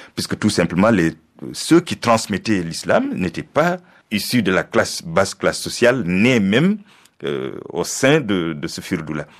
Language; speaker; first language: French; non-native, local second language; Fula